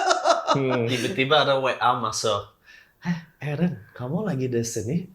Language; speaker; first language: Indonesian; non-native, fluent; English